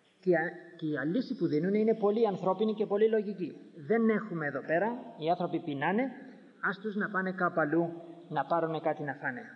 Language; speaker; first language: Greek; native; Greek